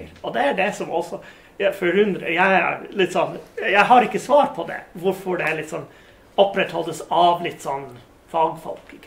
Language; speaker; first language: Norwegian; non-native, fluent; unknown